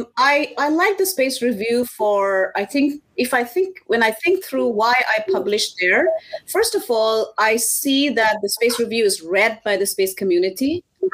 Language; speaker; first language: English; non-native, local second language; Assamese